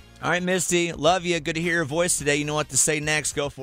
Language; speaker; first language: English; native; English